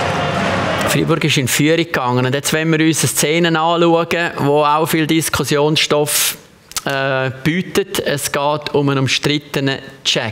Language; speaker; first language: German; native; German